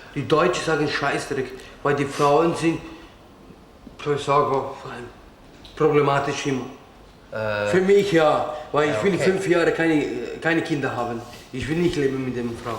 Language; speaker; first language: German; non-native, learner; Romany